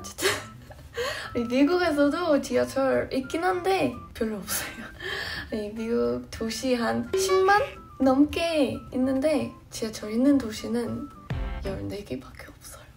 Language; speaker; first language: Korean; non-native, fluent; English